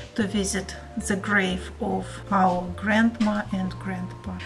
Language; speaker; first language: English; non-native, fluent; Russian